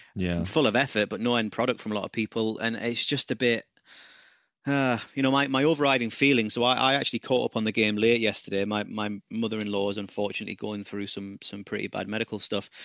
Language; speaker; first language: English; native; English